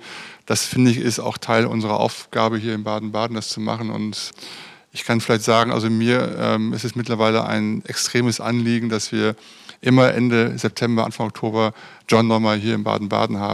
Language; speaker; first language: German; native; German